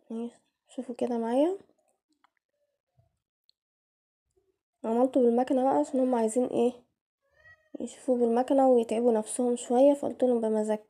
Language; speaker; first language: Arabic; native; Arabic